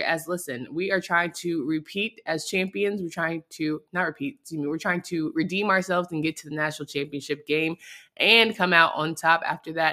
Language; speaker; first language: English; native; English